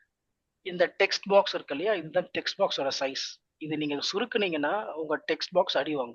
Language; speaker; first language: Tamil; native; Tamil